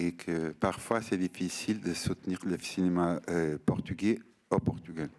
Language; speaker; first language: French; non-native, fluent; Portuguese